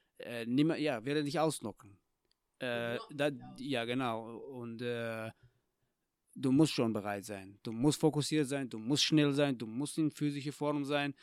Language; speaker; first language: German; non-native, fluent; Tajik